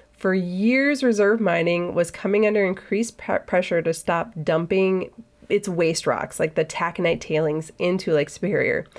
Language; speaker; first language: English; native; English